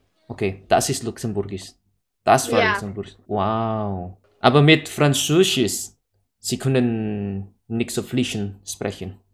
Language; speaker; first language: German; non-native, learner; Indonesian